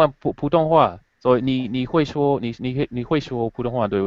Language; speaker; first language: Chinese; non-native, fluent; English